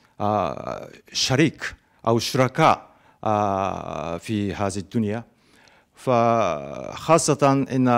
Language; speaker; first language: Arabic; non-native, fluent; Japanese